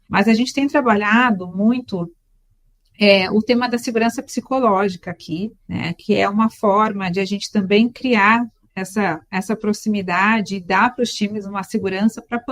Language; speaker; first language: Portuguese; native; Portuguese